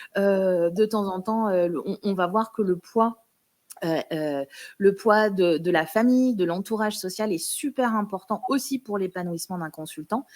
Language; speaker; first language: French; native; French